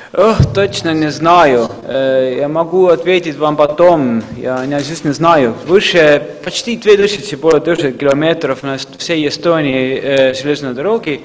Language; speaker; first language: Russian; non-native, fluent; Estonian